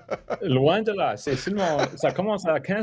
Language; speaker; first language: French; non-native, fluent; English